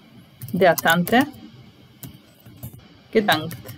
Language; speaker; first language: German; non-native, fluent; Italian